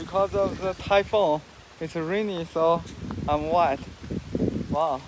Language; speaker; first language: English; non-native, learner; Chinese